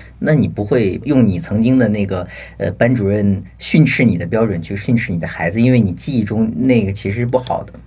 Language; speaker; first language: Chinese; native; Chinese